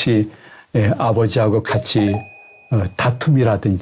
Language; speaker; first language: Korean; native; Korean